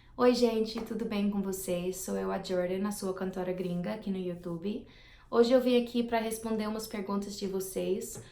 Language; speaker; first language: Portuguese; non-native, fluent; English